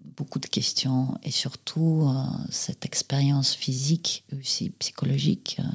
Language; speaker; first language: French; non-native, fluent; Russian